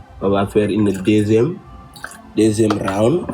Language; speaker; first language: French; non-native, local second language; Wolof